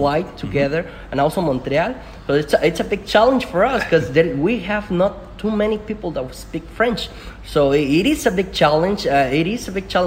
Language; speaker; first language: English; non-native, fluent; Spanish